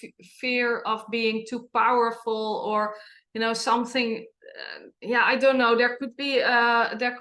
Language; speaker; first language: English; non-native, fluent; Dutch